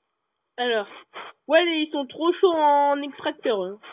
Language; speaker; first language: French; native; French